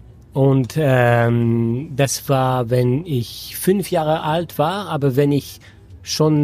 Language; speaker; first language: German; non-native, fluent; French